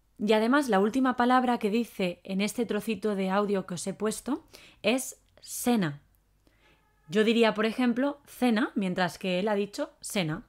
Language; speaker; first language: Spanish; native; Spanish